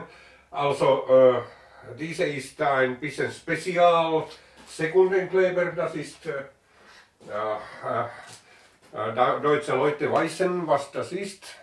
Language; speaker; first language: German; non-native, learner; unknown